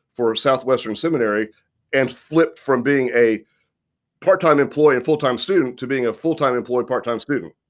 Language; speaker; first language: English; native; English